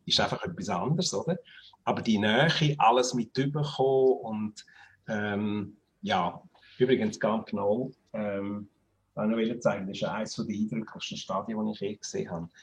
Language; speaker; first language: German; native; German